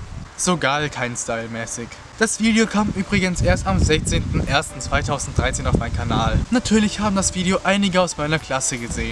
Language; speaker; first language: German; native; German